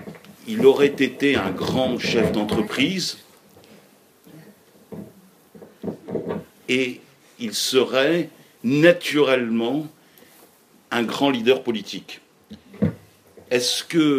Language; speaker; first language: French; native; French